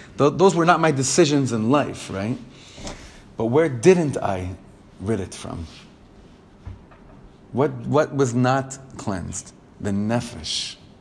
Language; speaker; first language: English; native; English